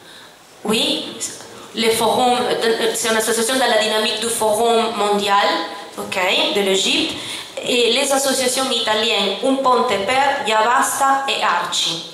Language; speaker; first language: French; non-native, fluent; Italian